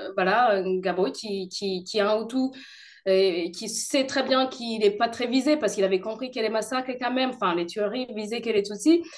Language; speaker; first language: French; non-native, local second language; Kinyarwanda